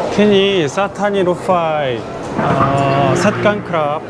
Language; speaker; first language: Thai; non-native, learner; Korean